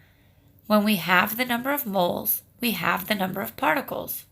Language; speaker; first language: English; native; English